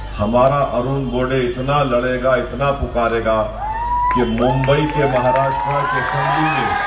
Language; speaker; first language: Urdu; native; Urdu